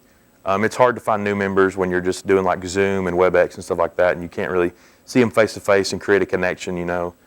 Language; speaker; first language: English; native; English